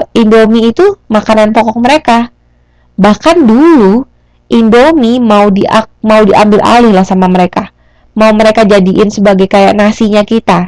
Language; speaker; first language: Indonesian; native; Indonesian